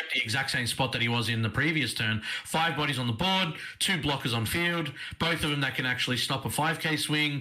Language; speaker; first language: English; native; English